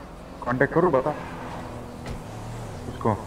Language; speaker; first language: Hindi; native; Hindi